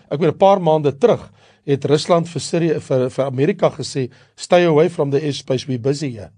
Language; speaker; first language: Afrikaans; native; Afrikaans